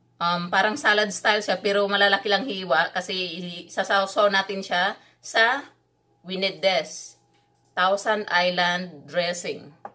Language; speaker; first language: Filipino; non-native, local second language; Cebuano